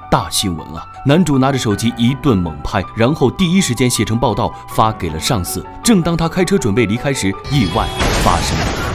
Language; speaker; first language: Chinese; native; Chinese